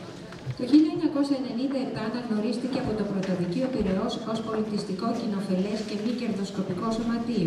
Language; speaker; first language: Greek; native; Greek